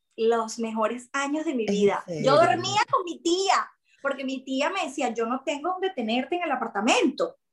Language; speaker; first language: Spanish; native; Spanish